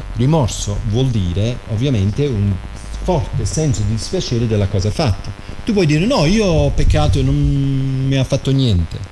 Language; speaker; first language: Italian; non-native, fluent; English